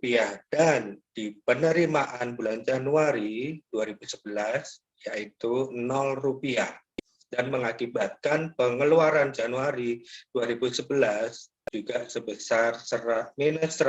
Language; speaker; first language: Indonesian; native; Indonesian